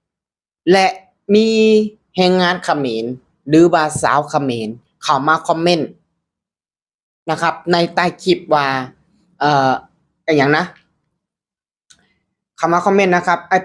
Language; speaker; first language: Thai; non-native, local second language; Lao